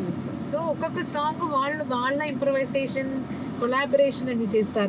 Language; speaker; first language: Telugu; non-native, local second language; Malayalam